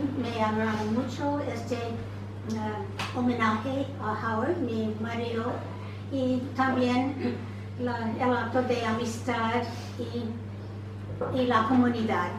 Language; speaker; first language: Spanish; non-native, fluent; English